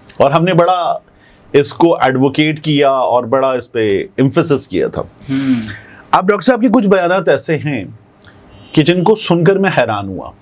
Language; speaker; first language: Urdu; native; Urdu